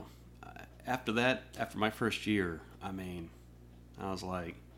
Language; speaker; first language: English; native; English